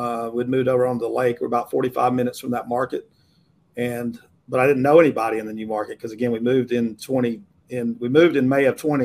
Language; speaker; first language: English; native; English